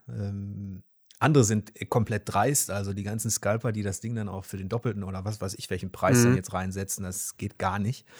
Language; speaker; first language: German; native; German